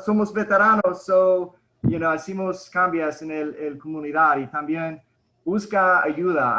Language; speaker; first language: Spanish; early bilingual, heritage; Spanish